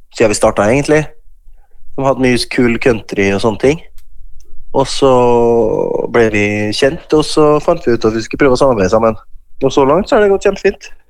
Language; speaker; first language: Norwegian; native; Norwegian